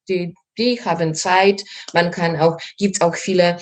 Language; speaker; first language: German; non-native, fluent; Polish